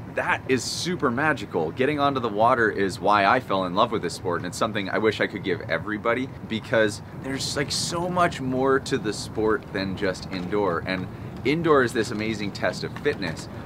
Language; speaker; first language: English; native; English